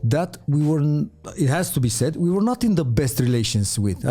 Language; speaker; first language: English; non-native, fluent; Romanian